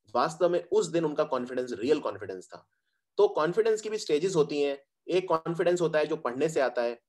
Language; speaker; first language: Hindi; native; Hindi